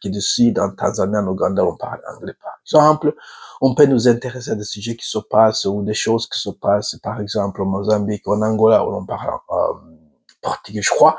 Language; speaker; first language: French; non-native, local second language; Rundi